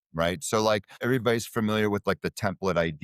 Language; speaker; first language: English; native; English